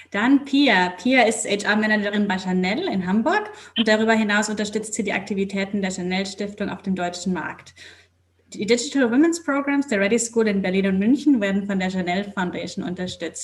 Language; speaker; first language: German; native; German